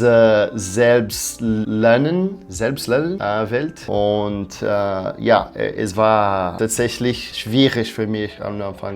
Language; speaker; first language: German; non-native, learner; Portuguese